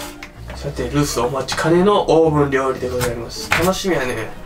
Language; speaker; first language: Japanese; native; Japanese